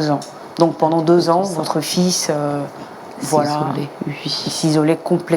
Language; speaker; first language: French; native; French